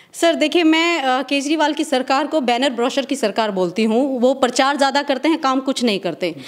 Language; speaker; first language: Hindi; native; Hindi